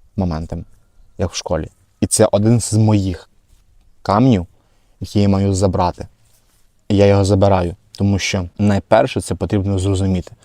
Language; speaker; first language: Ukrainian; non-native, local second language; Russian